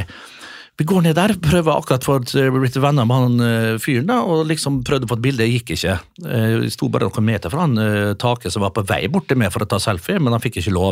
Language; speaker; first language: Norwegian; native; Norwegian